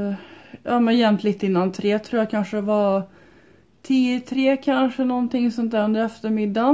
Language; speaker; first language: Swedish; native; Swedish